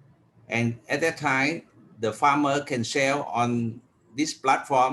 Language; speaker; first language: English; non-native, learner; Vietnamese